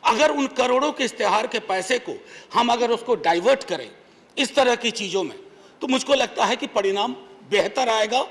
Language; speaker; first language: Hindi; native; Hindi